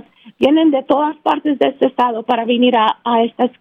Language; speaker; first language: Spanish; early bilingual, heritage; Spanish